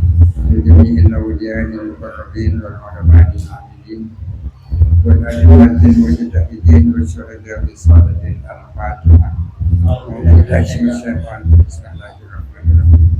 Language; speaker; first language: Arabic; non-native, fluent; Indonesian